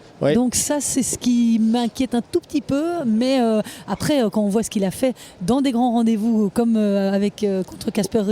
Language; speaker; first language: French; native; French